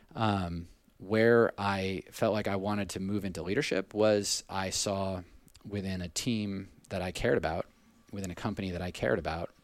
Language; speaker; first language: English; native; English